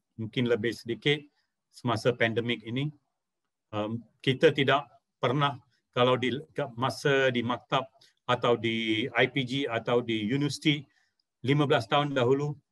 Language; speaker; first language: Malay; non-native, local second language; Punjabi